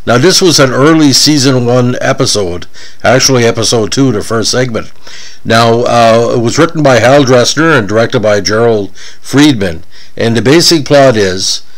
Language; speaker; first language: English; native; English